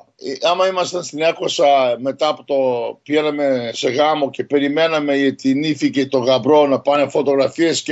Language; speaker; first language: Greek; early bilingual, heritage; Greek